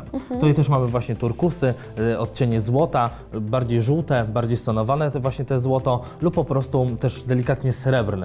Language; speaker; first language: Polish; native; Polish